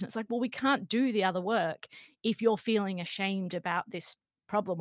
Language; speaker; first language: English; native; English